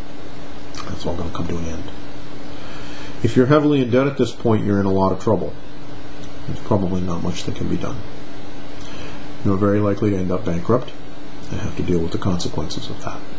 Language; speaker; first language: English; native; English